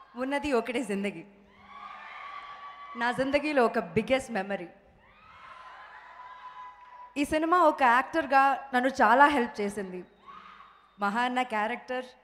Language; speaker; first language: Telugu; non-native, local second language; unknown